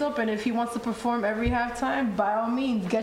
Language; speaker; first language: English; early bilingual, other home language; Spanish